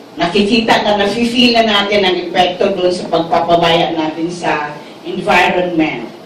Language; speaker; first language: Filipino; non-native, local second language; Waray